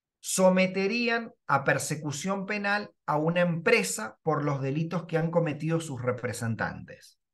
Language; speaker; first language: Spanish; native; Spanish